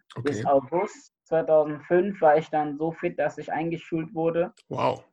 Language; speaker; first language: German; non-native, fluent; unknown